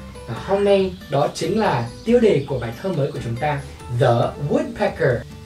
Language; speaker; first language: Vietnamese; native; Vietnamese